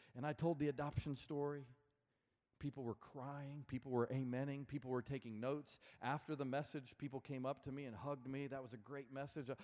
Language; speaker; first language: English; native; English